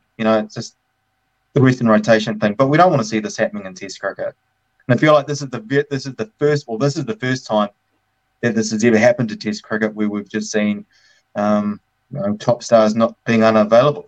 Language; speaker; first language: English; native; English